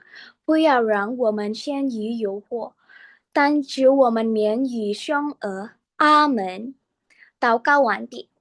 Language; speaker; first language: Chinese; non-native, learner; Indonesian